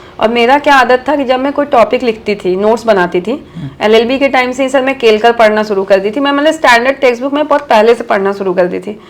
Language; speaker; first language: Hindi; native; Hindi